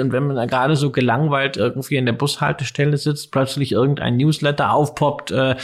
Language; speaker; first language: German; native; German